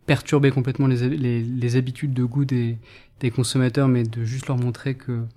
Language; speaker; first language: French; native; French